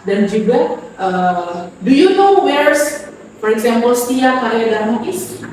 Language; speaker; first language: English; non-native, fluent; Indonesian